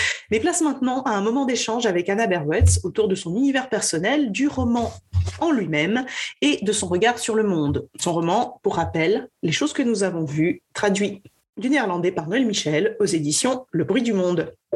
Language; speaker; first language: French; native; French